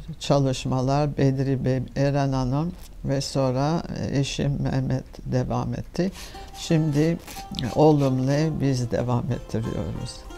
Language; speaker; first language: Turkish; non-native, fluent; French